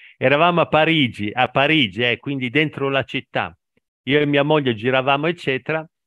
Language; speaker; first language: Italian; native; Italian